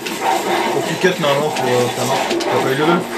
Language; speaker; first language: French; native; French